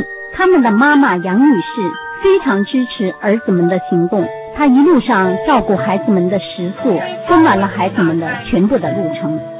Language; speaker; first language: Chinese; native; Chinese